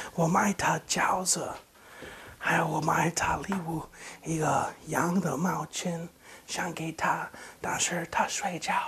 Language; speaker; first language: Chinese; non-native, learner; English